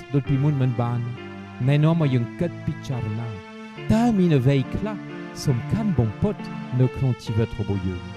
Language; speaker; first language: Khmer; non-native, fluent; French